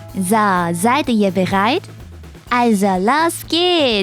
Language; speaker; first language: German; non-native, fluent; Japanese